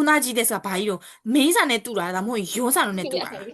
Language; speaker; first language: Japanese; non-native, fluent; Burmese